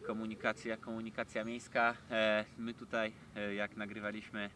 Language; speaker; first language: Polish; native; Polish